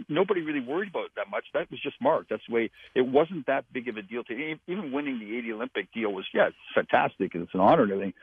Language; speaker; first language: English; native; English